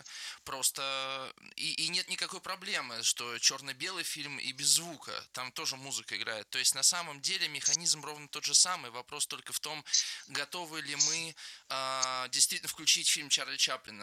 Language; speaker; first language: Russian; native; Russian